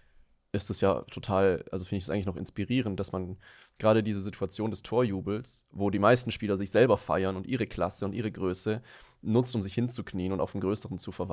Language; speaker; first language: German; native; German